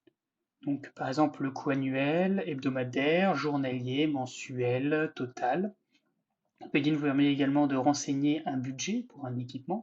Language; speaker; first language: French; native; French